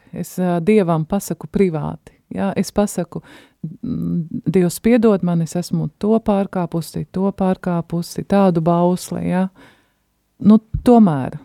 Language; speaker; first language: Latvian; native; Latvian